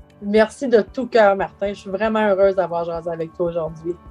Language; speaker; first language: French; native; French